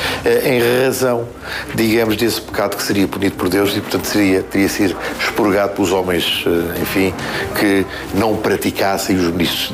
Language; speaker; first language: Portuguese; native; Portuguese